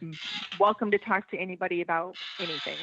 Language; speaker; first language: English; native; English